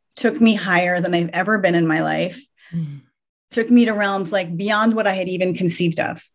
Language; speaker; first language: English; early bilingual, other home language; Persian